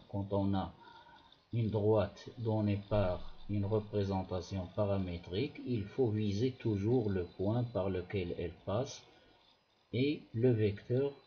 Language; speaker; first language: French; non-native, local second language; Arabic